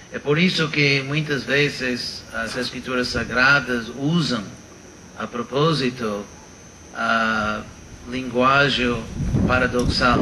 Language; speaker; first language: Portuguese; non-native, fluent; English